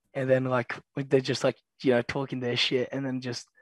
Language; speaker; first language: English; native; English